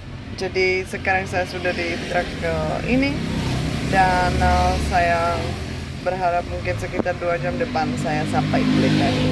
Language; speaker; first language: Indonesian; non-native, fluent; Czech